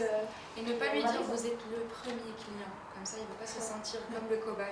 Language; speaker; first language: French; native; French